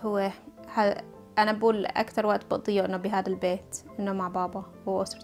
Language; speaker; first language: Arabic; early bilingual, heritage; Arabic